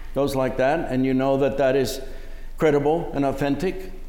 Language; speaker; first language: English; early bilingual, other home language; Spanish